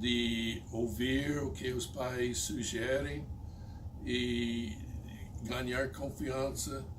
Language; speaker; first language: Portuguese; non-native, fluent; English